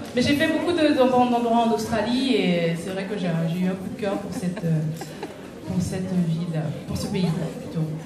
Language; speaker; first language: French; native; French